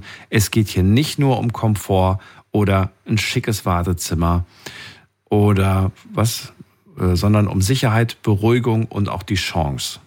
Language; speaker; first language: German; native; German